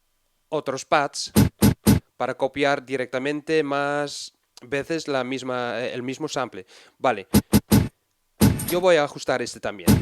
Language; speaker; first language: Spanish; non-native, fluent; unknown